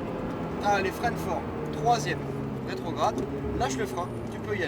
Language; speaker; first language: French; native; French